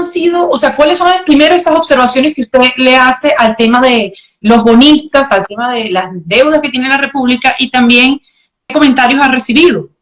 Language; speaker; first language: Spanish; native; Spanish